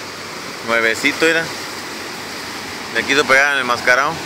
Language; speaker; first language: Spanish; native; Spanish